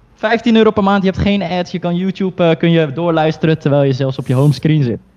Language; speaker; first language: Dutch; early bilingual, other home language; Chinese